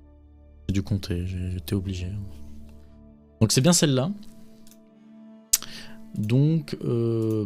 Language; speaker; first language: French; native; French